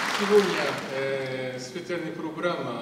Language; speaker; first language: Russian; non-native, fluent; Japanese